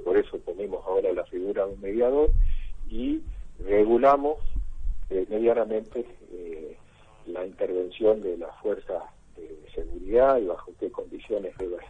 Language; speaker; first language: Spanish; native; Spanish